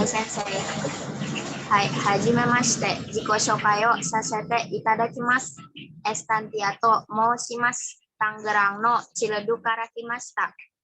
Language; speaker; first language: Japanese; non-native, learner; Indonesian